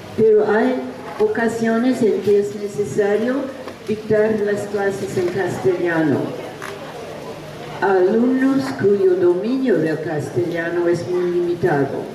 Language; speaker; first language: Spanish; non-native, fluent; English